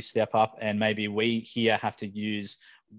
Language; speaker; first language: English; native; English